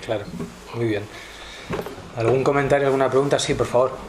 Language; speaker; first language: Spanish; native; Spanish